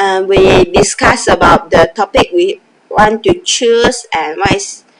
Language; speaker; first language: English; non-native, local second language; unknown